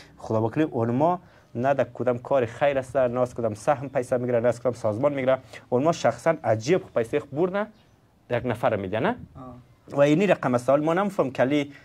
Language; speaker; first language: Persian; native; Persian